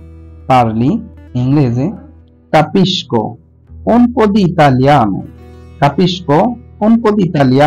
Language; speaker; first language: Italian; non-native, fluent; Bangla